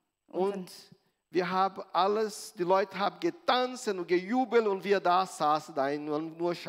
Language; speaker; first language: German; non-native, learner; Portuguese